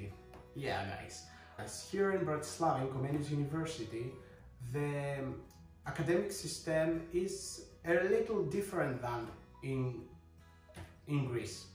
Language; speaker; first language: English; non-native, fluent; Greek